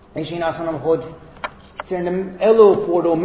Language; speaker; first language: Hungarian; non-native, fluent; English